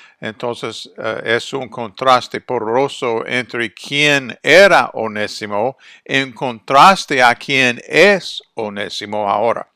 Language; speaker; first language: Spanish; non-native, fluent; English